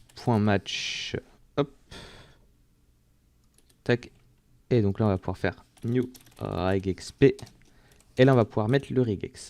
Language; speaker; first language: French; native; French